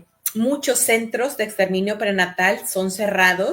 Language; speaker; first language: Spanish; native; Spanish